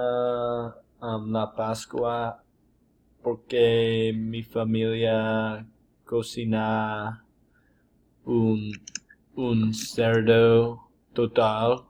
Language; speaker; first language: Spanish; non-native, learner; English